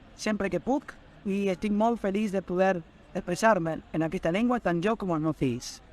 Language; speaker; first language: Catalan; non-native, fluent; Spanish